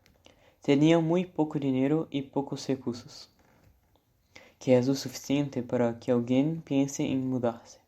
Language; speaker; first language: Spanish; non-native, learner; Portuguese